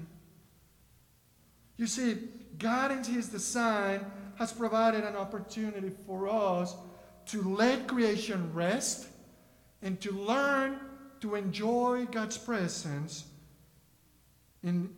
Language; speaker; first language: English; non-native, fluent; Spanish